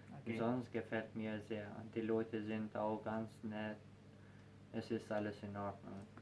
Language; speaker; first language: German; non-native, learner; Albanian